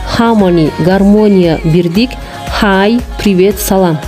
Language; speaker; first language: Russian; non-native, local second language; Kyrgyz